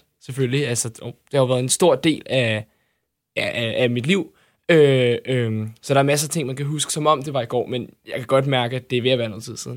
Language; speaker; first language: Danish; native; Danish